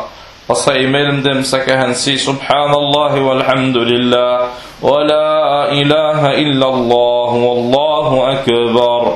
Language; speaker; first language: Danish; early bilingual, other home language; Arabic